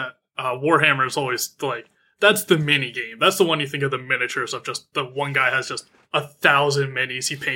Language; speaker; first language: English; native; English